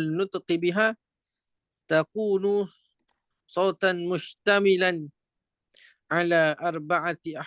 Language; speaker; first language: Arabic; non-native, fluent; Malay